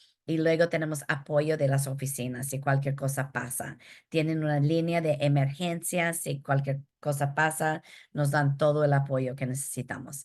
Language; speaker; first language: Spanish; early bilingual, heritage; Spanish